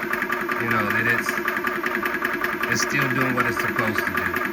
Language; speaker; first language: English; native; English